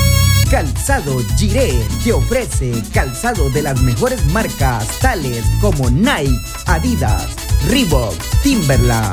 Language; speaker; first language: Spanish; native; Spanish